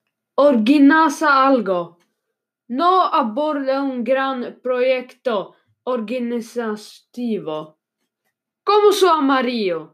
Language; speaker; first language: Spanish; non-native, learner; Swedish